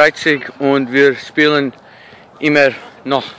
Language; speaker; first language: German; non-native, learner; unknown